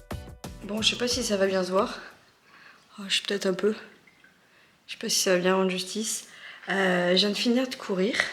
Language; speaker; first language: French; native; French